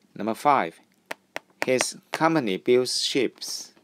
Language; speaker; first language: English; non-native, local second language; Cantonese